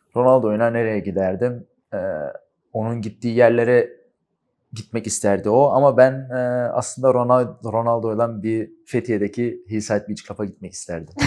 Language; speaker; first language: Turkish; early bilingual, heritage; Turkish